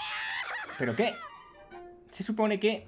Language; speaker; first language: Spanish; native; Spanish